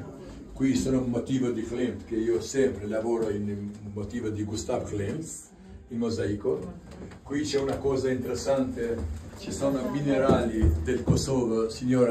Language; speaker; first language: Italian; non-native, learner; Albanian